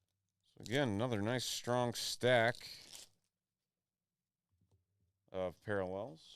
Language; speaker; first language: English; native; English